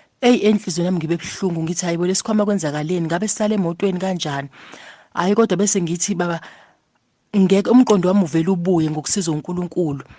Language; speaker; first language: Zulu; native; Zulu